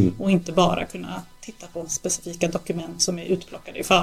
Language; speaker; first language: Swedish; native; Swedish